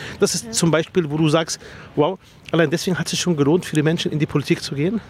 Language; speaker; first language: German; early bilingual, other home language; Arabic